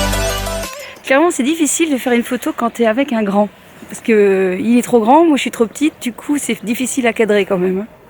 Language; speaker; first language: French; native; French